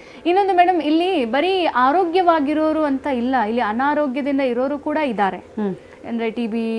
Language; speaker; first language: Kannada; native; Kannada